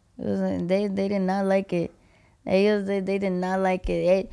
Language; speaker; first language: English; early bilingual, other home language; Spanish